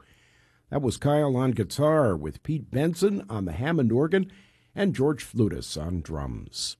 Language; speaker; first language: English; native; English